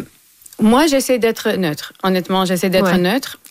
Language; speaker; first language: French; non-native, local second language; English